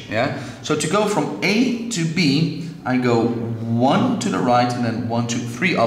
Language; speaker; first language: English; non-native, fluent; Dutch